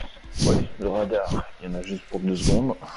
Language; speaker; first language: French; native; French